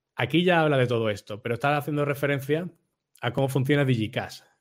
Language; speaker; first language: Spanish; native; Spanish